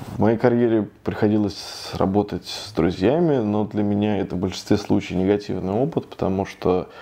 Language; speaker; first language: Russian; native; Russian